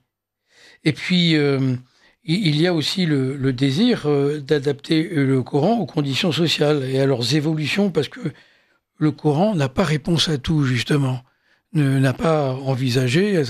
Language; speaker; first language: French; native; French